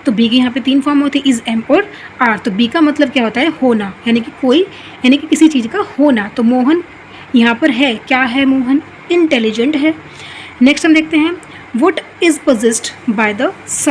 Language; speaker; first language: Hindi; native; Hindi